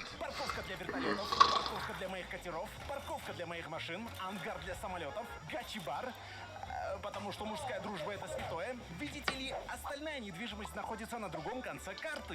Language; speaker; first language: Russian; native; Russian